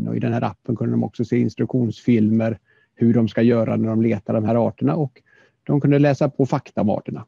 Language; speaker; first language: Swedish; native; Swedish